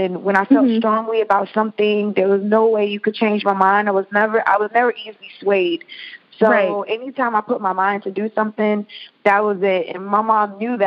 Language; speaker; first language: English; native; English